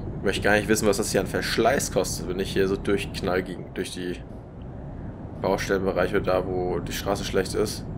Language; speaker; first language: German; native; German